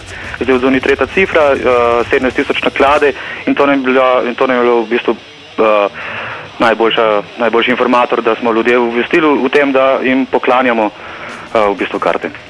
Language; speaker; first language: Slovenian; native; Slovenian